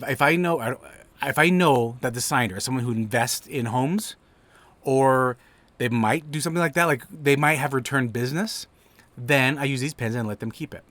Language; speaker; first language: English; native; English